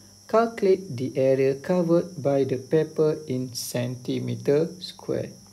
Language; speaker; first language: English; non-native, local second language; Malay